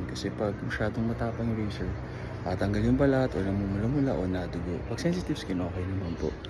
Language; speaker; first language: Filipino; native; Filipino